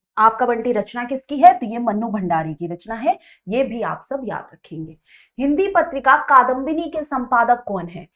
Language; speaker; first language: Hindi; native; Hindi